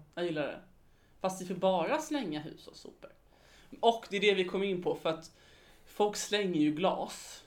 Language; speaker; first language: Swedish; native; Swedish